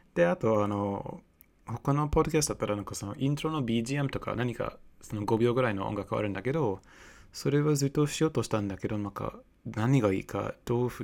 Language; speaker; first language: Japanese; non-native, fluent; English